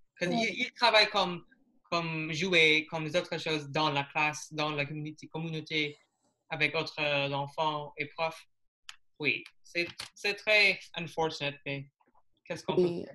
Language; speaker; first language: French; non-native, learner; English